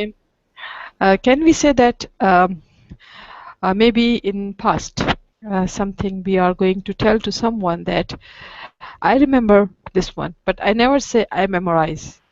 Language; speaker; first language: English; non-native, learner; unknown